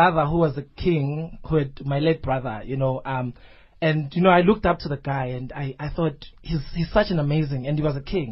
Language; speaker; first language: English; non-native, local second language; Zulu